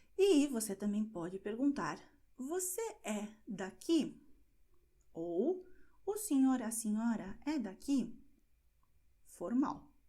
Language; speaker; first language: Portuguese; non-native, fluent; Spanish